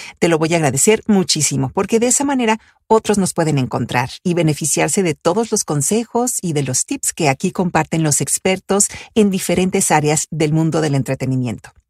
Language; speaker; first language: Spanish; early bilingual, other home language; Italian